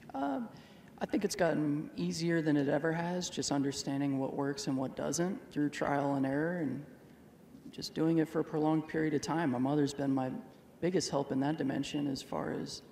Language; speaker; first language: English; native; English